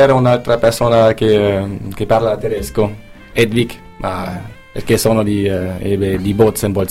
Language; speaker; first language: Italian; non-native, learner; German